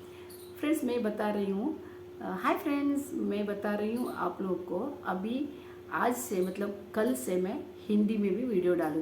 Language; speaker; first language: Hindi; non-native, local second language; Kannada